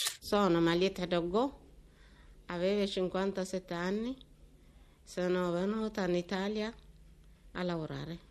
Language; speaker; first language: Italian; non-native, learner; Tigrinya